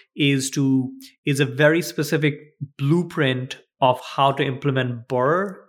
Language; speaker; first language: English; non-native, local second language; Gujarati